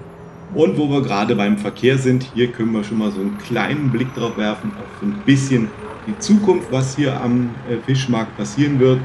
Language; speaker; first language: German; native; German